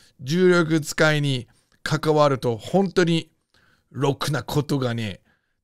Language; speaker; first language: Japanese; non-native, fluent; English